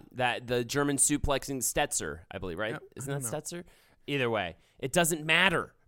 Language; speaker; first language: English; native; English